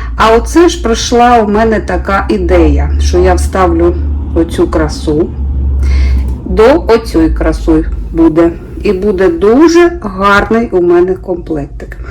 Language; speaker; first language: Ukrainian; non-native, local second language; Russian